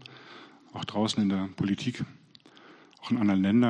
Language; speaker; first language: German; native; German